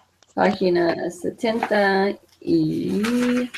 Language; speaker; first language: Spanish; non-native, fluent; English